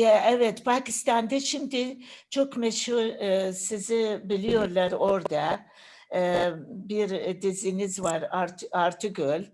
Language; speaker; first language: Turkish; non-native, learner; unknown